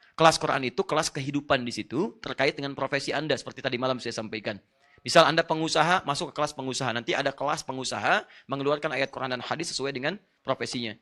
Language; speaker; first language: Indonesian; non-native, fluent; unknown